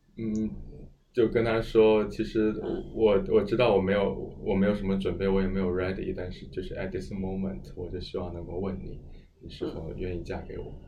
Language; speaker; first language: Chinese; native; Chinese